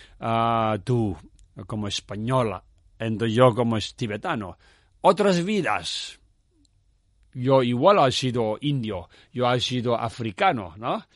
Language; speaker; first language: Spanish; non-native, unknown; Tibetan